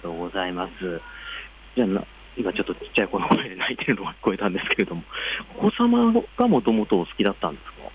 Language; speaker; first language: Japanese; native; Japanese